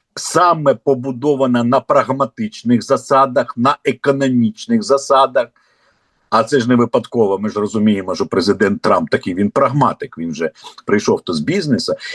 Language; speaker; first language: Ukrainian; non-native, local second language; Russian